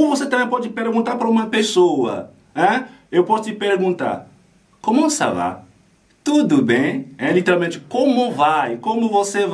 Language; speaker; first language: Portuguese; non-native, fluent; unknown